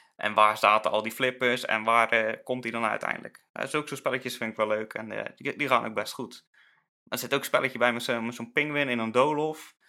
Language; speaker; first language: Dutch; native; Dutch